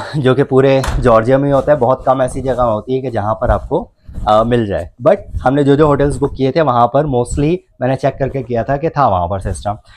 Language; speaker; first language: Urdu; native; Urdu